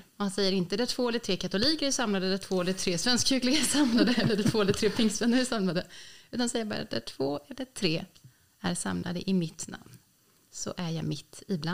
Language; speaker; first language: Swedish; native; Swedish